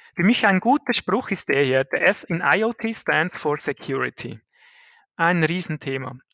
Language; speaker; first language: German; native; German